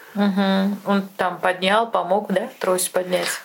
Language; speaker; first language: Russian; native; Russian